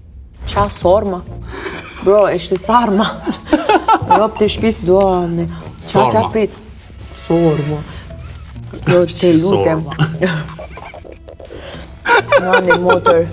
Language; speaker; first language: Albanian; early bilingual, heritage; Albanian